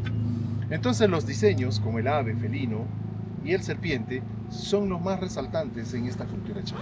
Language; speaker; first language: Spanish; native; Spanish